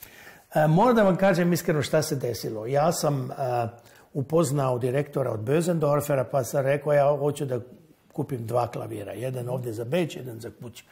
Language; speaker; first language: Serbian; non-native, local second language; Hungarian